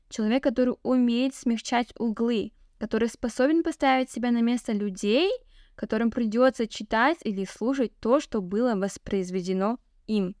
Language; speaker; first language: Russian; non-native, local second language; Kazakh